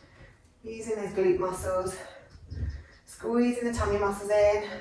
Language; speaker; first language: English; native; English